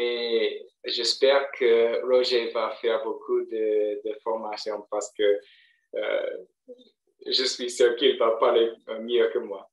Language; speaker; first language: French; non-native, fluent; English